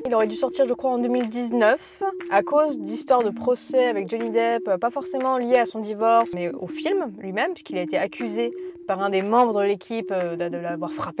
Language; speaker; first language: French; native; French